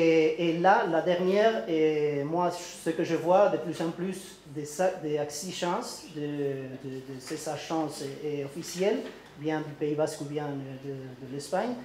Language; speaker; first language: French; non-native, learner; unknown